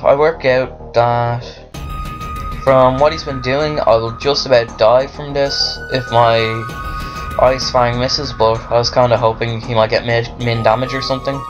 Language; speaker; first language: English; native; English